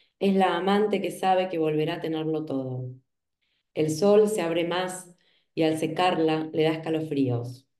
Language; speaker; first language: Spanish; native; Spanish